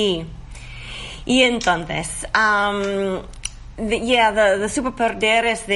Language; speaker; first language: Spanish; non-native, learner; English